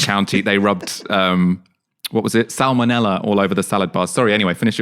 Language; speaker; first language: English; native; English